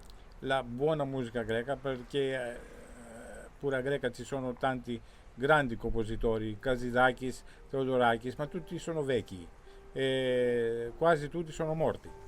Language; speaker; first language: Italian; non-native, fluent; Greek